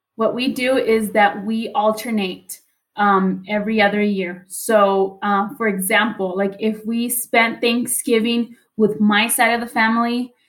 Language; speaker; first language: English; early bilingual, other home language; Spanish